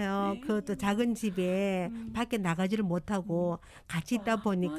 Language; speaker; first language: Korean; native; Korean